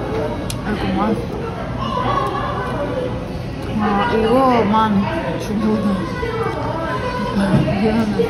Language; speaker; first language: Korean; non-native, learner; Ukrainian